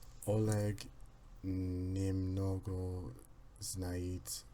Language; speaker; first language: Russian; non-native, learner; English